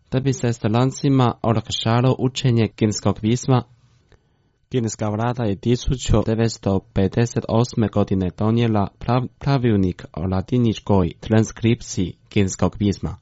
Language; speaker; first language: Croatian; non-native, fluent; Chinese